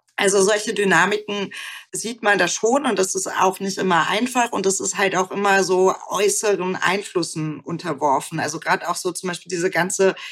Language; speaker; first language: German; native; German